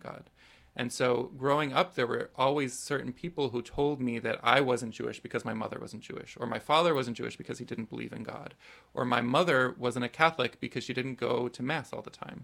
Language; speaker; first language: English; native; English